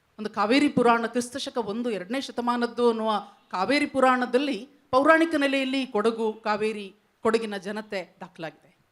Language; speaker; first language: Kannada; non-native, local second language; Kodava